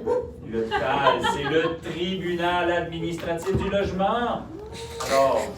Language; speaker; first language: French; native; French